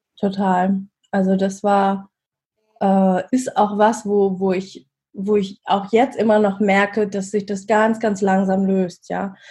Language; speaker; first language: German; early bilingual, other home language; Vietnamese